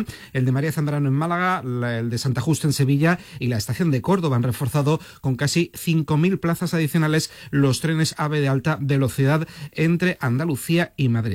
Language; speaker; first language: Spanish; native; Spanish